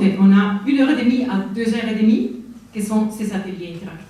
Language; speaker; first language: French; non-native, fluent; Spanish